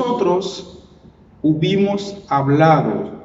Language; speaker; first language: Spanish; non-native, learner; Haitian Creole